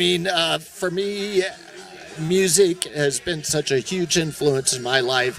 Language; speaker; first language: English; native; English